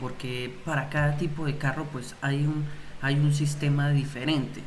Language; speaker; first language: Spanish; native; Spanish